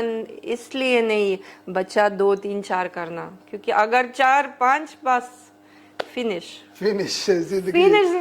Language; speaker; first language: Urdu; early bilingual, heritage; Greek